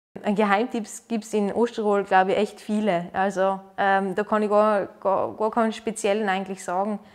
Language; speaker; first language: German; native; German